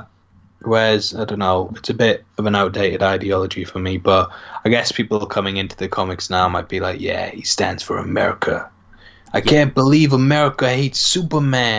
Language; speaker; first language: English; native; English